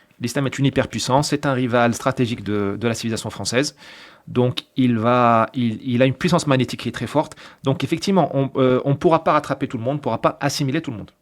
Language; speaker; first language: French; non-native, local second language; Arabic